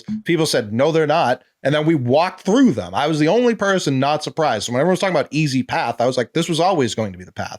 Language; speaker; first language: English; native; English